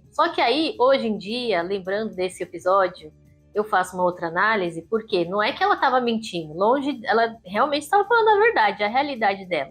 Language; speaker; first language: Portuguese; native; Portuguese